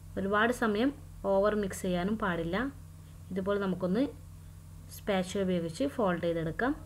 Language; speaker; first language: Malayalam; native; Malayalam